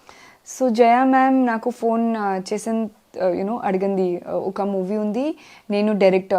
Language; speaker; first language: Telugu; non-native, learner; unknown